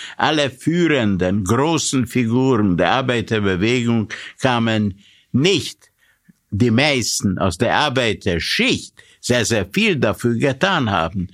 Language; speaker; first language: German; non-native, fluent; Hungarian